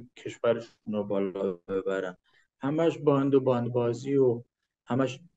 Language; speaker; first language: Persian; native; Persian